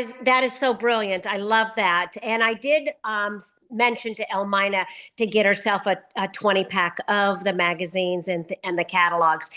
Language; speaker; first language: English; native; English